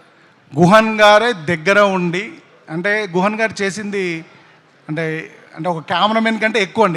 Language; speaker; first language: Telugu; native; Telugu